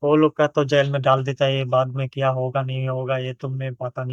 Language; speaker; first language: Hindi; non-native, learner; Bangla